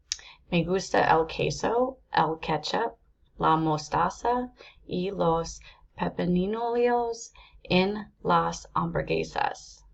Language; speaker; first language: Spanish; non-native, learner; English